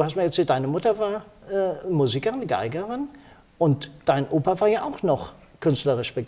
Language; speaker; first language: German; native; German